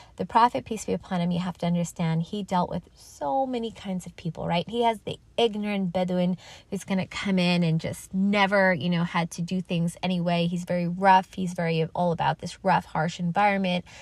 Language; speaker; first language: English; native; English